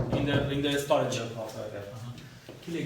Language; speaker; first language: English; non-native, learner; Portuguese